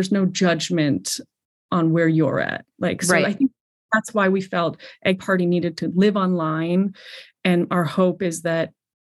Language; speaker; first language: English; native; English